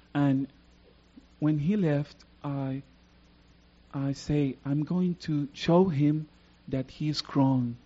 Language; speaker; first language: English; non-native, fluent; Spanish